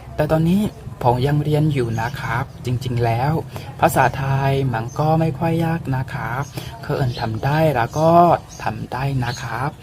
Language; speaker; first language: Thai; non-native, learner; Burmese